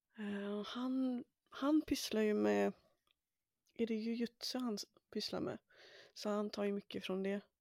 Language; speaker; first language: Swedish; native; Swedish